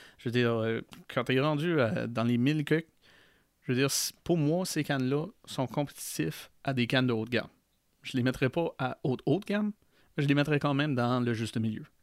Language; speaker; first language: French; native; French